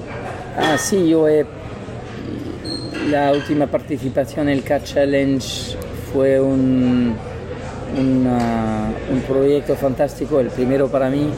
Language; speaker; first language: Spanish; non-native, learner; French